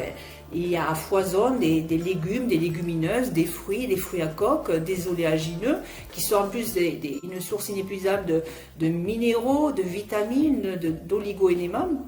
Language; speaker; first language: French; native; French